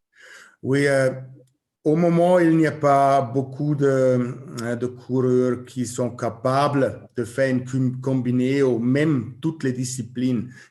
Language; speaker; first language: French; non-native, learner; German